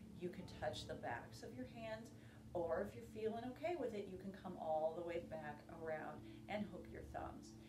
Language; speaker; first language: English; native; English